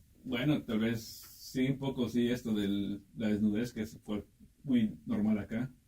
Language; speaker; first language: Spanish; native; Spanish